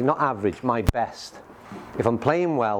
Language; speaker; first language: English; native; English